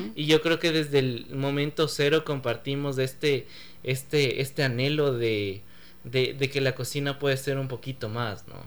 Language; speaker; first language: Spanish; native; Spanish